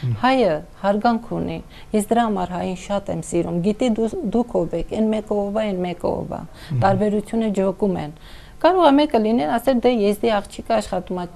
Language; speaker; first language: Armenian; non-native, local second language; Kurdish